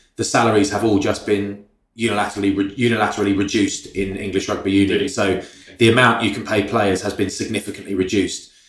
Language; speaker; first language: English; native; English